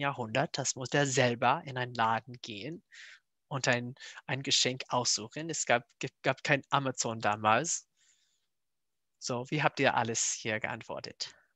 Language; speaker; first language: German; non-native, fluent; English